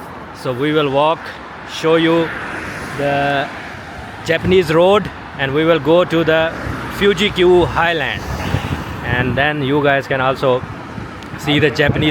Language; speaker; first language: English; non-native, local second language; Urdu